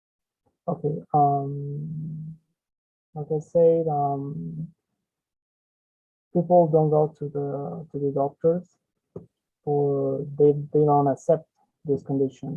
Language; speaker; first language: English; non-native, learner; Spanish